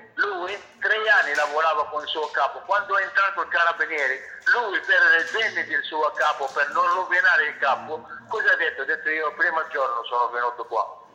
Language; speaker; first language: Italian; non-native, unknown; Arabic